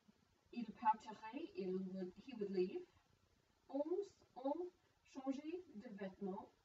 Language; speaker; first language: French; non-native, fluent; English